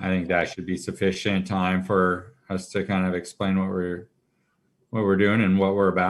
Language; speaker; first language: English; native; English